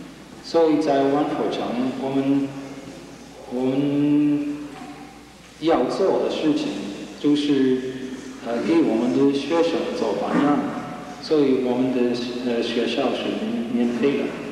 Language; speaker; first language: Chinese; non-native, learner; English